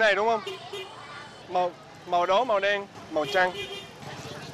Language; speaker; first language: Vietnamese; non-native, learner; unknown